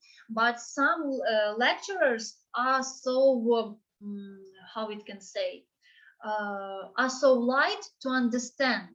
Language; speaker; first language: English; non-native, fluent; Ukrainian